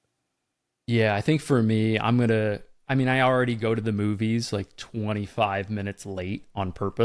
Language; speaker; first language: English; native; English